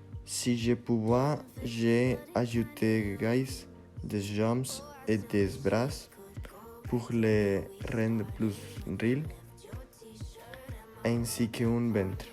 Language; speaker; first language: French; non-native, learner; Spanish